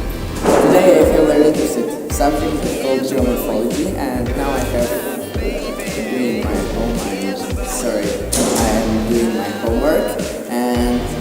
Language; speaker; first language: English; non-native, learner; Ukrainian